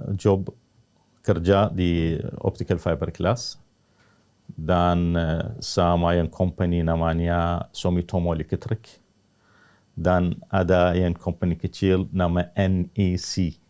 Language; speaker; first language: Indonesian; non-native, learner; Arabic